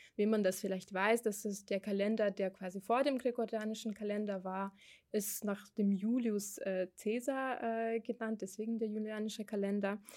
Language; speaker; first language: German; non-native, fluent; Ukrainian